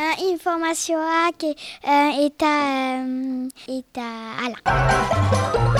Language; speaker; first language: Basque; non-native, local second language; French